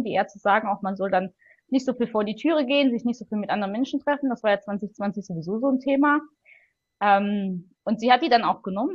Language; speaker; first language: German; native; German